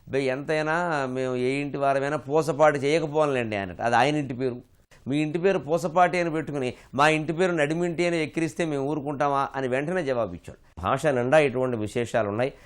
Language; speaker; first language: Telugu; native; Telugu